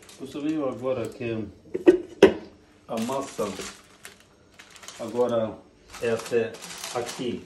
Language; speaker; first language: Portuguese; non-native, fluent; Norwegian